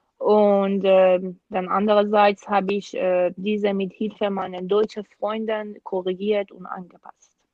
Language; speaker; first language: German; non-native, fluent; Persian